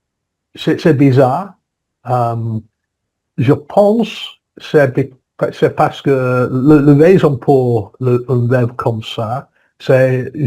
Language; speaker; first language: French; non-native, learner; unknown